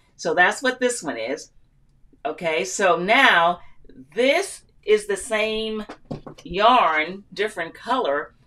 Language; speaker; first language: English; native; English